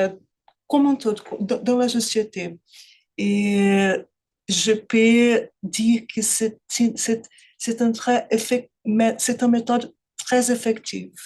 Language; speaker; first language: French; non-native, fluent; Portuguese